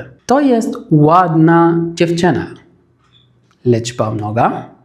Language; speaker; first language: Polish; non-native, fluent; Arabic